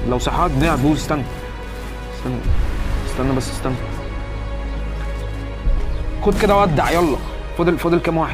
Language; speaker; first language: Arabic; native; Arabic